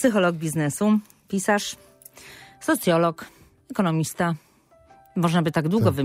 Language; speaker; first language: Polish; native; Polish